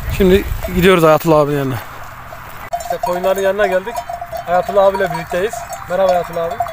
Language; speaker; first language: Turkish; native; Turkish